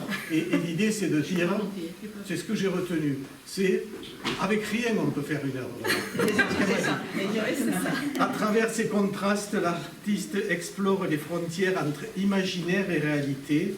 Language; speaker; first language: French; native; French